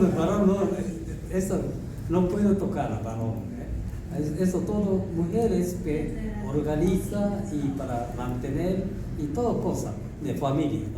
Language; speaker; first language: Spanish; non-native, learner; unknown